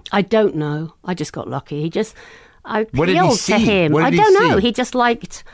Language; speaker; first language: English; native; English